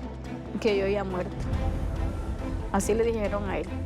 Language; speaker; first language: Spanish; native; Spanish